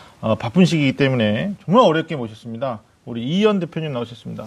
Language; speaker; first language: Korean; native; Korean